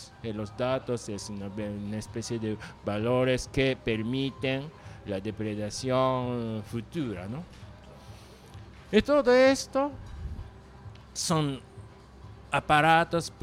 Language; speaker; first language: Spanish; non-native, learner; Japanese